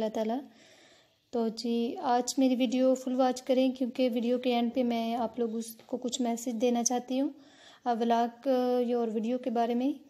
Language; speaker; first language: Urdu; native; Urdu